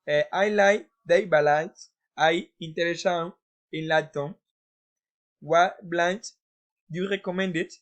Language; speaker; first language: English; non-native, learner; Spanish